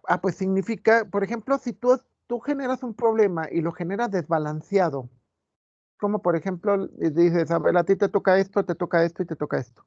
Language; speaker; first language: Spanish; native; Spanish